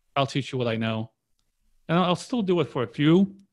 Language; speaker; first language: English; early bilingual, other home language; Polish